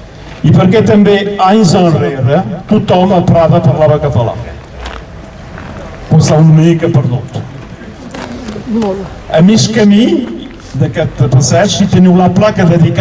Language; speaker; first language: Catalan; non-native, local second language; French